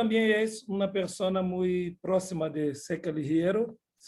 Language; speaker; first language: Spanish; non-native, learner; Portuguese